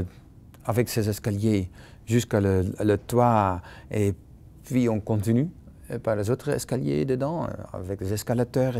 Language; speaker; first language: French; non-native, fluent; Dutch